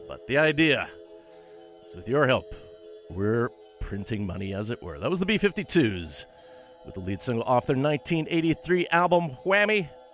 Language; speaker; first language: English; native; English